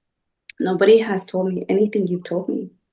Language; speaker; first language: English; native; English